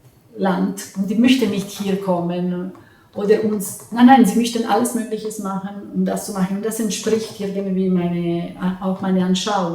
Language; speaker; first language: German; non-native, fluent; Italian